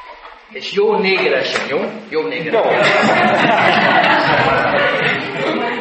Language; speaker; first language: Hungarian; non-native, fluent; English